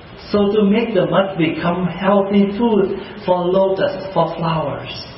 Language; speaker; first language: English; non-native, fluent; Vietnamese